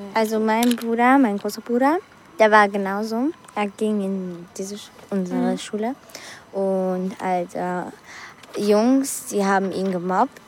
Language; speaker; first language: German; early bilingual, other home language; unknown